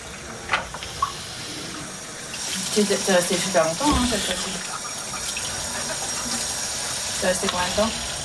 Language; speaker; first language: French; native; French